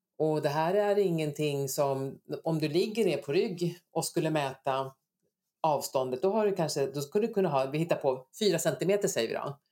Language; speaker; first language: Swedish; native; Swedish